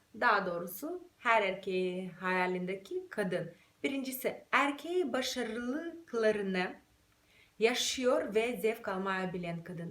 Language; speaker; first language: Turkish; non-native, fluent; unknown